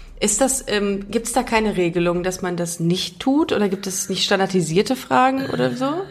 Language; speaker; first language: German; native; German